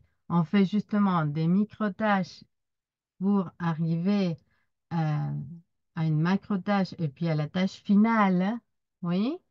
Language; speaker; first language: French; non-native, fluent; Spanish